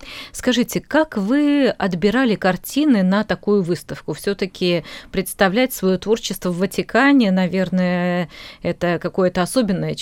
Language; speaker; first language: Russian; native; Russian